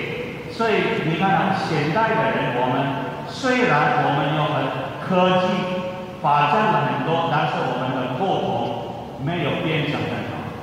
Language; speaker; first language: Chinese; non-native, fluent; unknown